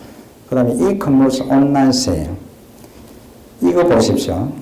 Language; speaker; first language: Korean; native; Korean